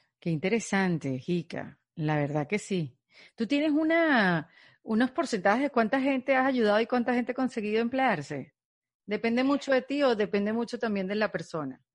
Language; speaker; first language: Spanish; native; Spanish